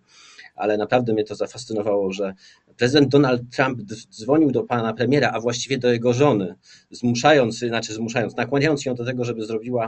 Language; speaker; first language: Polish; native; Polish